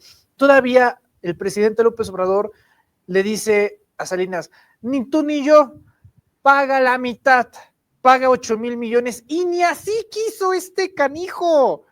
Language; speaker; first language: Spanish; native; Spanish